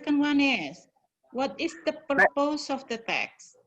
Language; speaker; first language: English; non-native, fluent; Indonesian